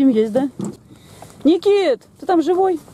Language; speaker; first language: Russian; native; Russian